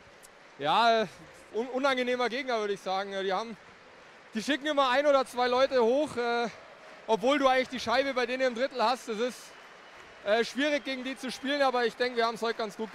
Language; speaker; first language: German; native; German